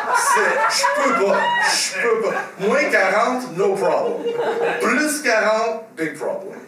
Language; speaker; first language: French; native; French